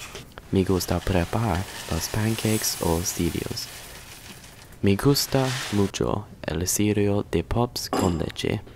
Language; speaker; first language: Spanish; non-native, learner; English